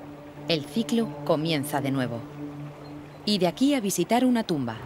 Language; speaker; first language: Spanish; native; Spanish